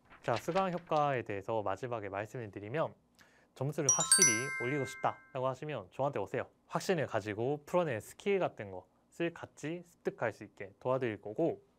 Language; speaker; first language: Korean; non-native, fluent; Japanese